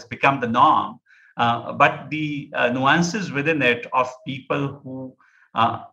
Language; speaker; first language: English; non-native, local second language; Punjabi